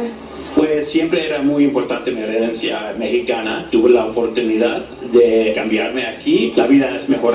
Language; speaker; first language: Spanish; early bilingual, heritage; Spanish